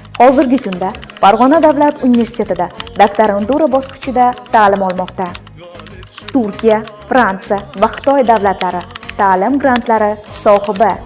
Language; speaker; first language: Uzbek; native; Uzbek